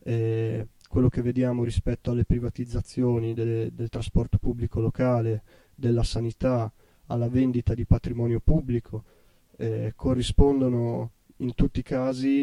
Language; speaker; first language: Italian; native; Italian